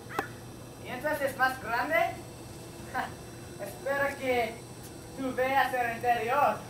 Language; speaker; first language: Spanish; non-native, learner; English